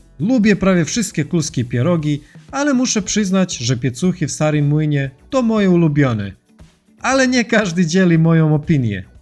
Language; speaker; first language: Polish; non-native, fluent; Serbian